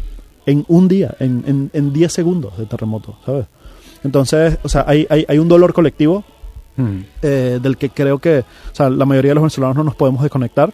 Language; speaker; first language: Spanish; native; Spanish